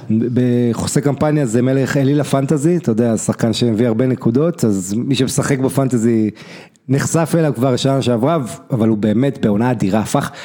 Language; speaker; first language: Hebrew; native; Hebrew